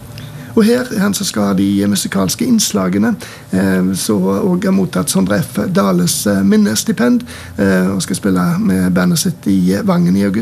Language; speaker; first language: Norwegian; native; Norwegian